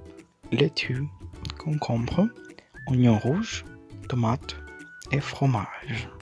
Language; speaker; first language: French; non-native, learner; Spanish